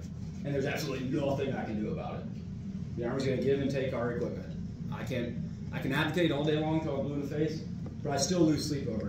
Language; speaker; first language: English; native; English